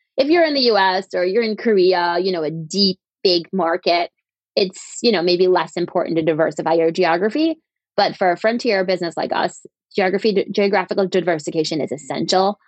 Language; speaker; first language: English; native; English